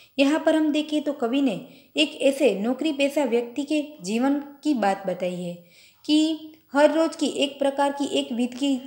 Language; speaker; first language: Hindi; non-native, local second language; Gujarati